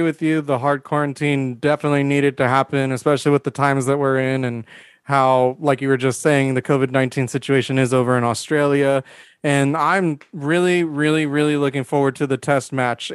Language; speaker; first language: English; native; English